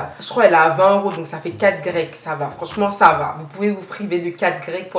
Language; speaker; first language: French; native; French